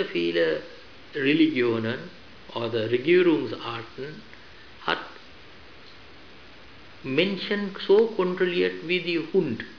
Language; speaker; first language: German; non-native, fluent; Sinhala